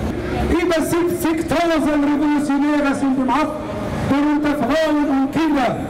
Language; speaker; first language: German; non-native, learner; Arabic